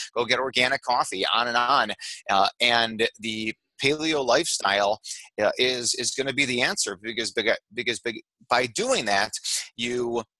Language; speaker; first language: English; native; English